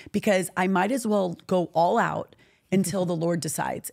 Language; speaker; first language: English; native; English